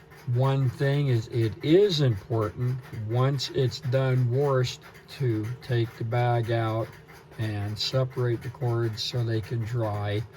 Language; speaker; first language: English; native; English